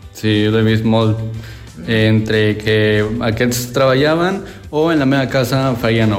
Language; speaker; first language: Catalan; non-native, learner; Spanish